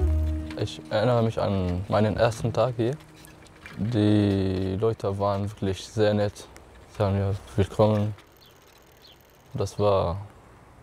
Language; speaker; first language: German; non-native, learner; Arabic